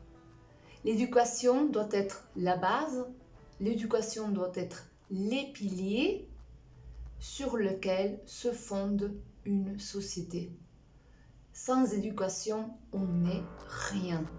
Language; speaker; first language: French; non-native, fluent; Spanish